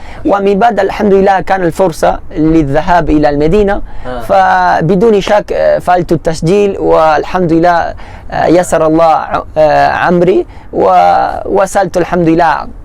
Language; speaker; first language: Arabic; non-native, learner; Spanish